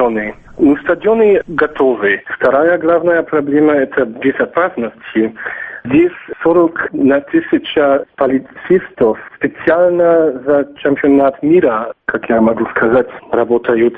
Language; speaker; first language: Russian; non-native, fluent; German